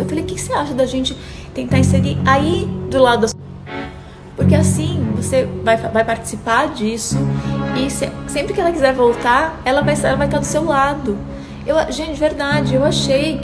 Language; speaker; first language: Portuguese; native; Portuguese